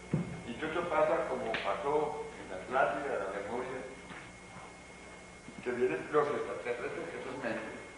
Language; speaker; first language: Spanish; native; Spanish